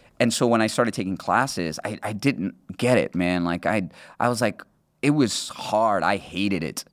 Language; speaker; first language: English; early bilingual, other home language; Spanish